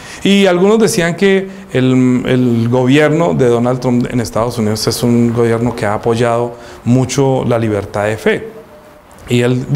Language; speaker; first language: Spanish; native; Spanish